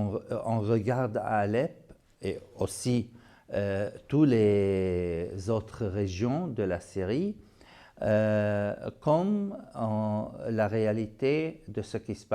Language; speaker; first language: French; non-native, fluent; Arabic